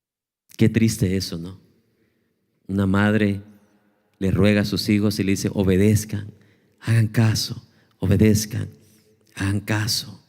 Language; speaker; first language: Spanish; native; Spanish